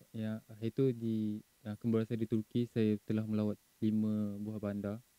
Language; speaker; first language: Malay; native; Malay